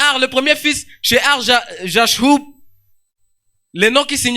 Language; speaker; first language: French; non-native, local second language; Swahili